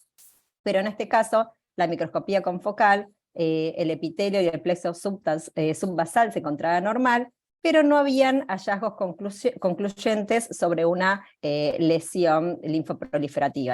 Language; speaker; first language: Spanish; native; Spanish